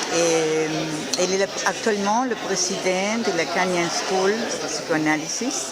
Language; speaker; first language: French; non-native, fluent; Spanish